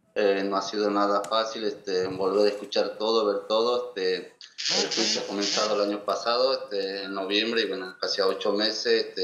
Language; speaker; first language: Spanish; native; Spanish